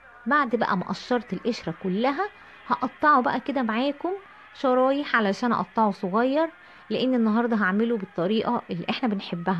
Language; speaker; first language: Arabic; native; Arabic